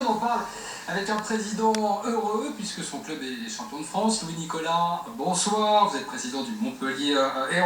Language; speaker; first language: French; native; French